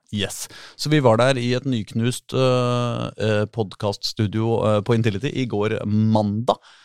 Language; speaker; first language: Norwegian; native; Norwegian